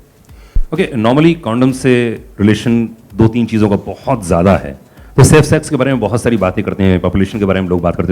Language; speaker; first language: Hindi; native; Hindi